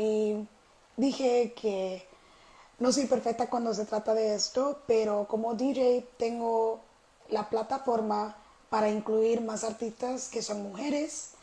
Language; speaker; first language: Spanish; early bilingual, heritage; Spanish